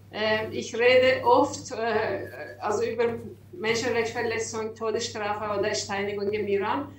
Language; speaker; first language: German; non-native, learner; Persian